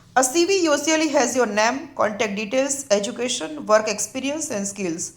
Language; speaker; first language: English; non-native, local second language; Gujarati